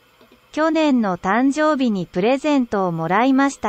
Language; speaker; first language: Japanese; non-native, learner; Vietnamese